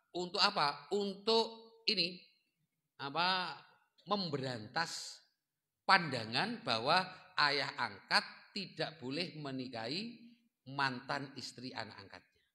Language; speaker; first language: Indonesian; non-native, local second language; Javanese